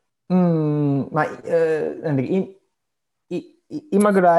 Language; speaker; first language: Japanese; non-native, learner; English